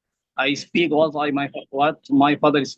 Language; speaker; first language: English; non-native, learner; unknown